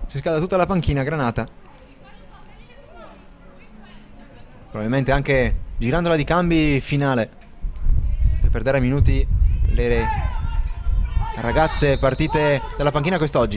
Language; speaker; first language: Italian; native; Italian